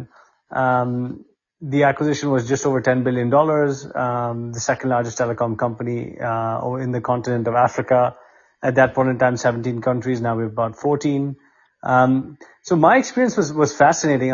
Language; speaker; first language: English; non-native, local second language; Hindi